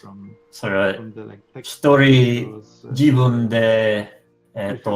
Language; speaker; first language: Japanese; non-native, learner; English